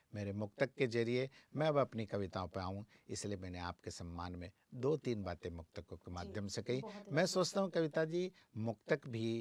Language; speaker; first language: Hindi; native; Hindi